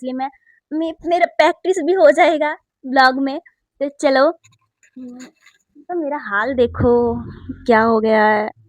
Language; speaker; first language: Hindi; non-native, local second language; Bangla